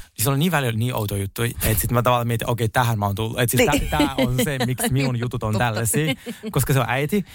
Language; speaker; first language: Finnish; non-native, fluent; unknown